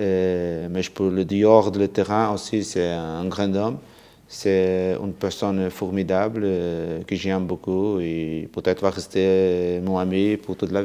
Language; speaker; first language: French; non-native, fluent; Portuguese